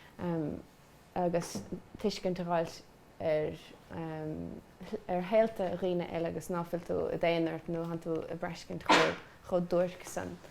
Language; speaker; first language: Irish; native; Irish